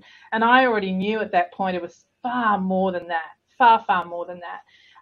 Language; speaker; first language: English; native; English